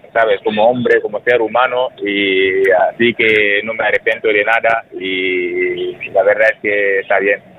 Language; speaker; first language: Spanish; non-native, fluent; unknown